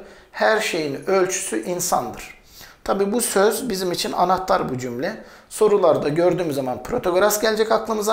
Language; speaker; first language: Turkish; native; Turkish